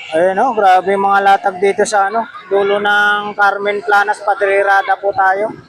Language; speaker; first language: Filipino; native; Filipino